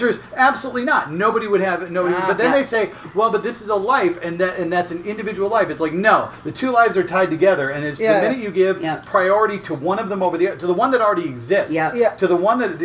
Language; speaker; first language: English; native; English